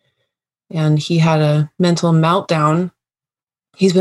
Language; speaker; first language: English; native; English